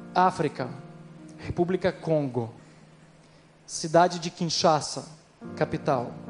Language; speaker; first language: Portuguese; non-native, fluent; Ukrainian